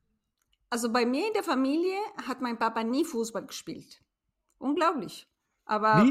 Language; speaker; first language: German; non-native, fluent; Spanish